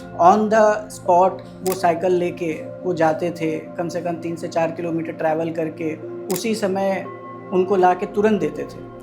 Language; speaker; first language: Hindi; non-native, local second language; Tamil